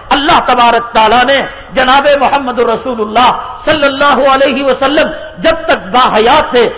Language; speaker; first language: Urdu; native; Urdu